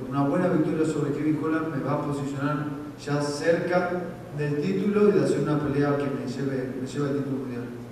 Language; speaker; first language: Spanish; native; Spanish